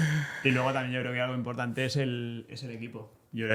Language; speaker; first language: Spanish; native; Spanish